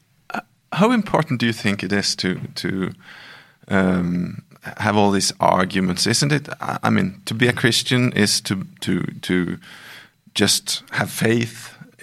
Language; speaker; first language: English; non-native, fluent; Norwegian